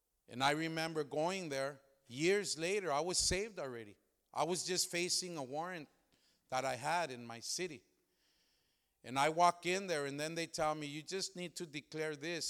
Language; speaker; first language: English; early bilingual, other home language; Spanish